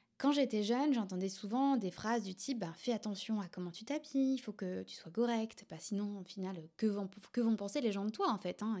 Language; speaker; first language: French; native; French